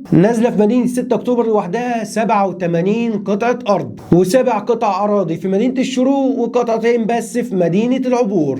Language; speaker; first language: Arabic; native; Arabic